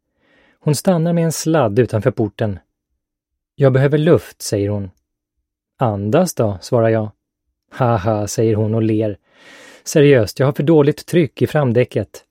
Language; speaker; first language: Swedish; native; Swedish